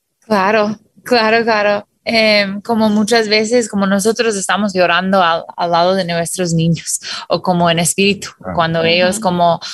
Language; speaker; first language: Spanish; non-native, fluent; English